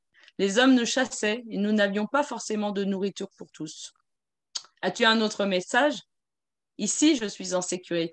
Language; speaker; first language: French; native; French